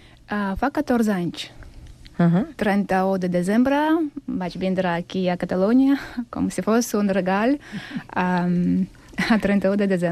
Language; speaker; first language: Catalan; non-native, learner; Russian